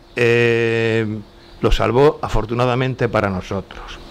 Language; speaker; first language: Spanish; native; Spanish